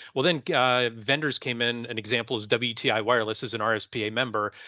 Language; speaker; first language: English; native; English